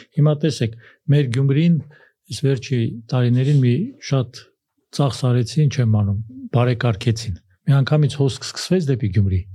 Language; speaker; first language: Armenian; native; Armenian